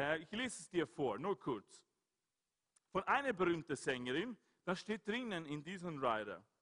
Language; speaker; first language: German; non-native, fluent; Swedish